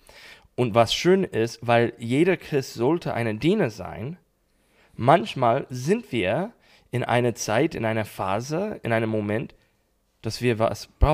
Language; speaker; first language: German; non-native, learner; English